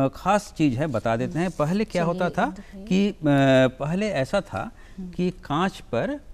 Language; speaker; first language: Hindi; native; Hindi